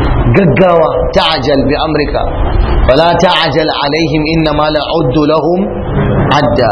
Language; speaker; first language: Arabic; non-native, fluent; Hausa